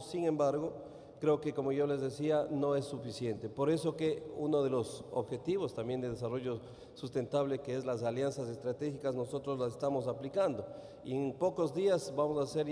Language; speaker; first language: Spanish; native; Spanish